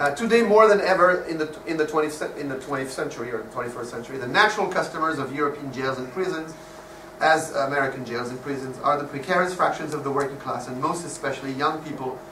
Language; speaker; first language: English; non-native, fluent; French